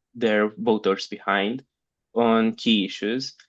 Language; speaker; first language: English; non-native, fluent; Romanian